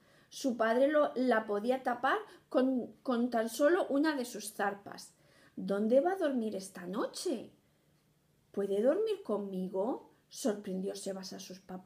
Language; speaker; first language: Spanish; native; Spanish